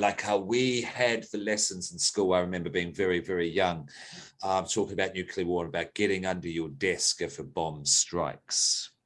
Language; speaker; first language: English; native; English